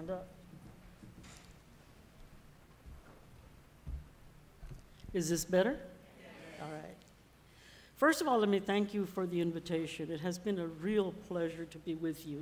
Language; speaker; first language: English; native; English